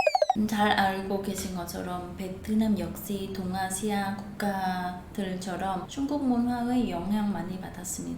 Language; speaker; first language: Korean; non-native, fluent; Vietnamese